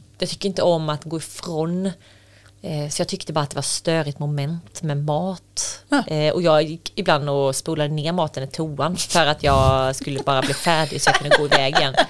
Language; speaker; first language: Swedish; native; Swedish